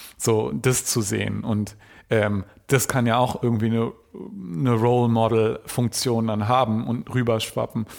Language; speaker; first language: German; native; German